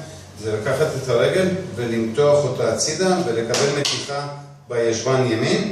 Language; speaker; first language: Hebrew; native; Hebrew